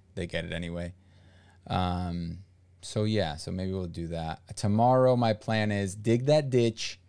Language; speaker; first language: English; non-native, fluent; Portuguese